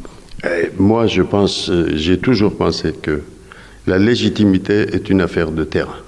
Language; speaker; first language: French; non-native, fluent; Persian